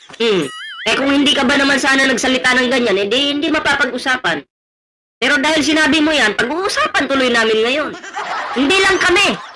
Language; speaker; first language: Filipino; non-native, local second language; Cebuano